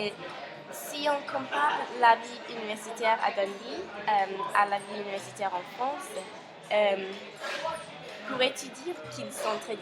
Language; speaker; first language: French; non-native, learner; English